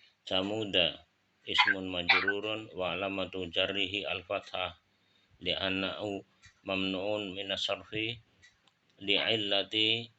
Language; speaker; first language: Arabic; non-native, learner; Indonesian